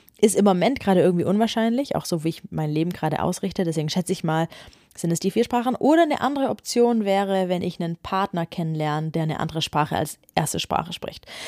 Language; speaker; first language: German; native; German